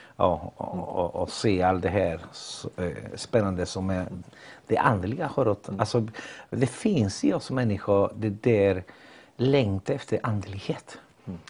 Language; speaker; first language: Swedish; non-native, fluent; Spanish